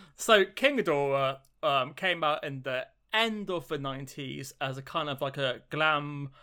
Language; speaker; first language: English; native; English